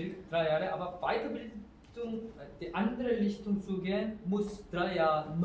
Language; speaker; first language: German; non-native, learner; Korean